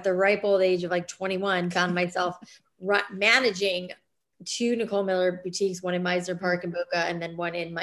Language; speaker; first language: English; native; English